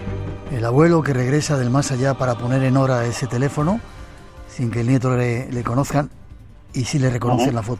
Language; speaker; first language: Spanish; native; Spanish